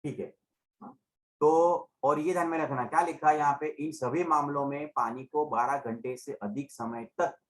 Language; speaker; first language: Hindi; non-native, local second language; Gujarati